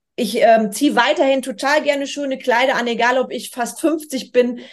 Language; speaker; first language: German; non-native, fluent; Russian